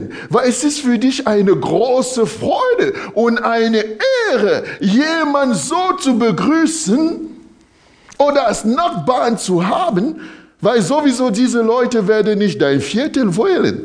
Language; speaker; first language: German; non-native, fluent; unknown